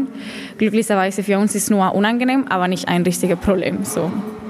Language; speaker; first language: German; non-native, fluent; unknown